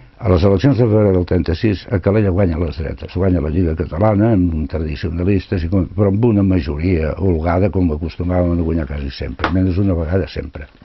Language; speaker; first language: Catalan; non-native, local second language; Spanish